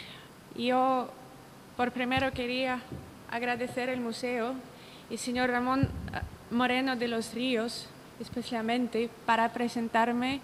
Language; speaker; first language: Spanish; non-native, learner; Russian